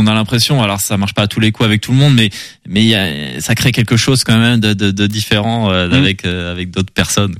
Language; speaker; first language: French; native; French